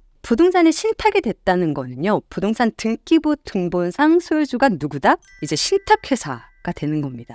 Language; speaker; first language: Korean; native; Korean